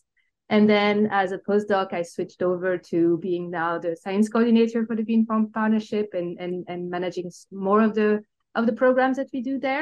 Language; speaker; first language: English; non-native, fluent; French